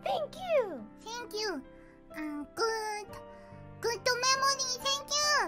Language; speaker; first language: English; non-native, learner; Japanese